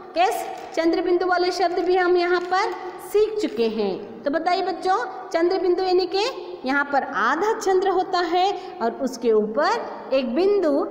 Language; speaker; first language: Hindi; non-native, local second language; Kannada